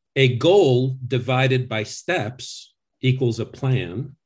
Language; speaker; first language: English; non-native, fluent; French